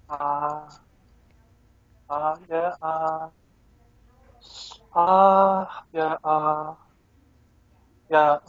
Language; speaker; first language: English; non-native, learner; Korean